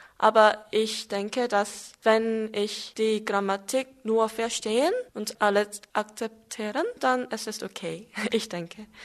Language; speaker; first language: German; non-native, learner; Korean